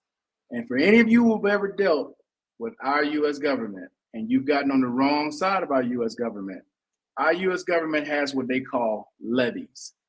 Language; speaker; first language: English; native; English